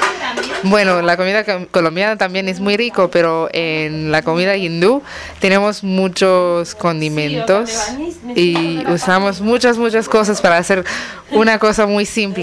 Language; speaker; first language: Spanish; non-native, learner; Tamil